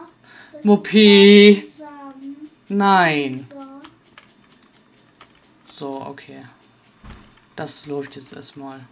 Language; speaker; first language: German; native; German